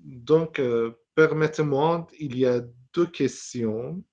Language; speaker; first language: French; non-native, fluent; Persian